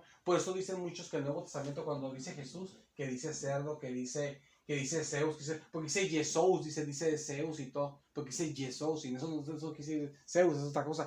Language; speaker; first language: Spanish; native; Spanish